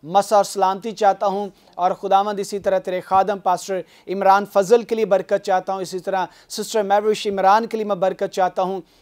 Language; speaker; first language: Urdu; non-native, local second language; Punjabi